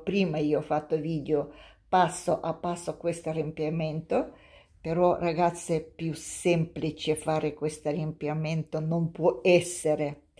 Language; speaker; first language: Italian; non-native, learner; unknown